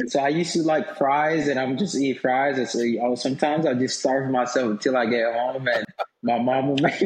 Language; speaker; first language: English; non-native, local second language; Swahili